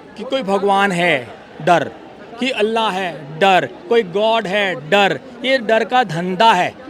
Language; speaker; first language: Hindi; native; Hindi